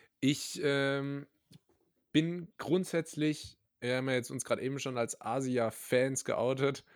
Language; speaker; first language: German; native; German